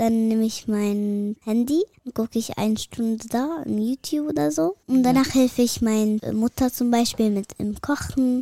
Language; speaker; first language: German; early bilingual, other home language; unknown